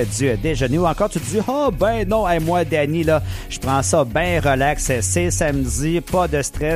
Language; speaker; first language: French; native; French